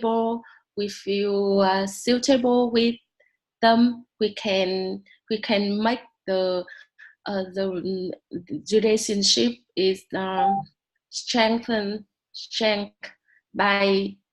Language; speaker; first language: English; non-native, learner; Vietnamese